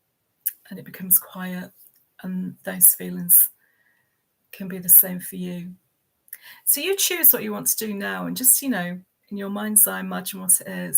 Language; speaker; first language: English; native; English